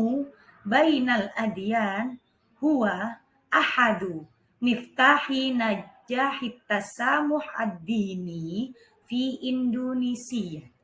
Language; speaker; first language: Arabic; non-native, fluent; Indonesian